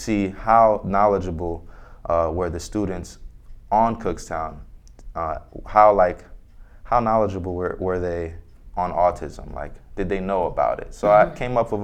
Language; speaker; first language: English; native; English